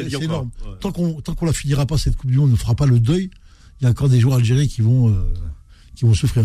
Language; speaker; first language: French; native; French